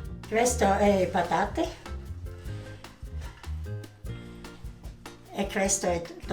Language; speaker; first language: Italian; non-native, local second language; German